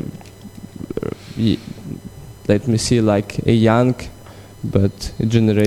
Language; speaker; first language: English; non-native, learner; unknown